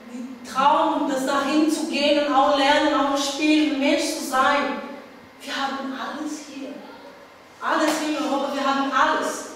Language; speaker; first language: German; non-native, learner; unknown